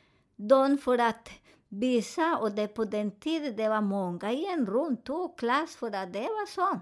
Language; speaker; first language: Swedish; non-native, learner; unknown